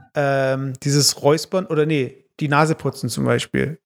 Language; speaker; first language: German; early bilingual, other home language; Turkish